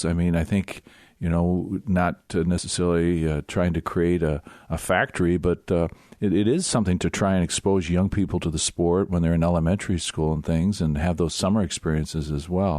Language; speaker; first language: English; native; English